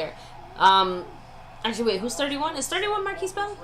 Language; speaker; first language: English; native; English